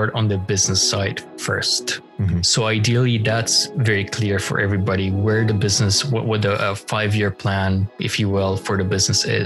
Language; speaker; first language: English; non-native, fluent; Romanian